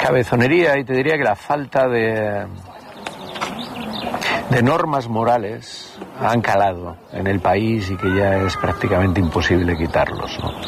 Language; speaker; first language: Spanish; native; Spanish